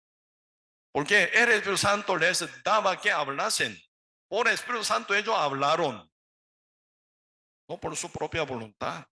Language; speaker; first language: Spanish; non-native, learner; Korean